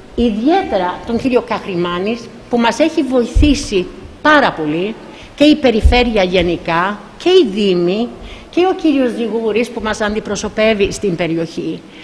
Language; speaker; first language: Greek; native; Greek